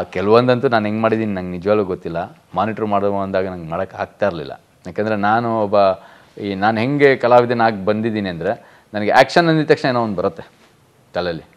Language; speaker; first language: Kannada; native; Kannada